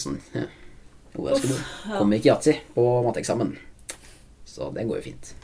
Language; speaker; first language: Norwegian; native; Norwegian